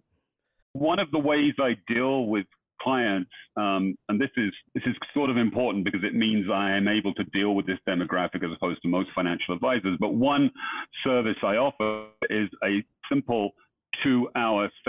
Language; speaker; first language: English; native; English